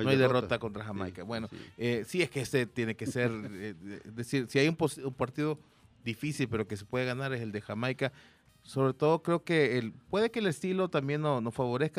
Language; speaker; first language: Spanish; native; Spanish